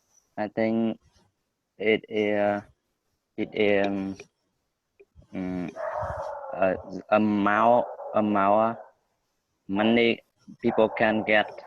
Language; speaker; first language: English; non-native, learner; Vietnamese